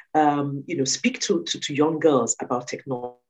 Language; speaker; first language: English; non-native, local second language; Yoruba